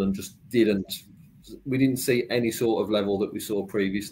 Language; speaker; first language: English; native; English